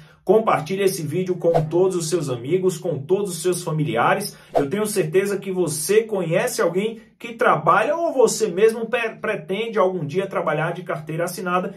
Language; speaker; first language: Portuguese; native; Portuguese